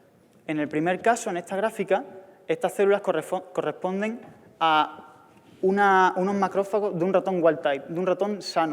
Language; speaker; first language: Spanish; native; Spanish